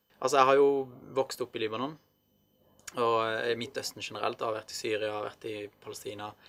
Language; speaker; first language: Norwegian; early bilingual, other home language; Arabic